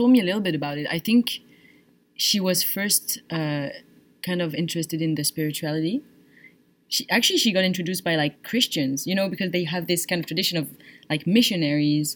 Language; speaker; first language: English; non-native, fluent; French